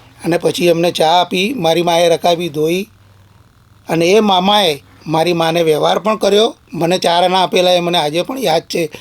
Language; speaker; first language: Gujarati; native; Gujarati